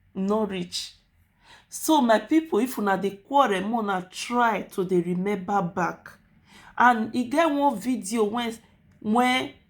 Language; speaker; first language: Nigerian Pidgin; native; Nigerian Pidgin